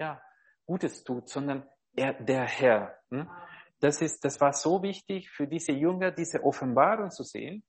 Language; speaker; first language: German; non-native, fluent; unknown